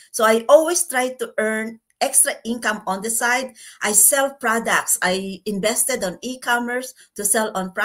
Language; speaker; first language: English; non-native, local second language; Filipino